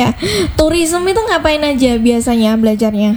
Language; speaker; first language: Indonesian; native; Indonesian